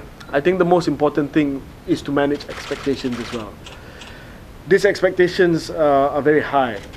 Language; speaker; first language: English; non-native, local second language; Malay